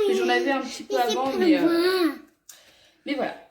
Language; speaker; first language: French; native; French